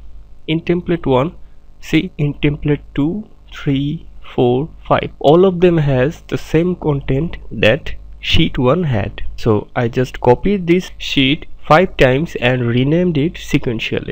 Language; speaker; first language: English; non-native, fluent; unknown